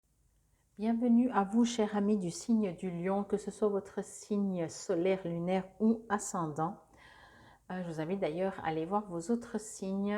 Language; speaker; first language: French; native; French